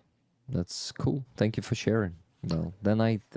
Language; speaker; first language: English; non-native, fluent; Ukrainian